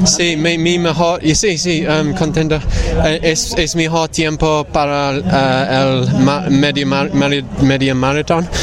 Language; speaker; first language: Spanish; non-native, learner; English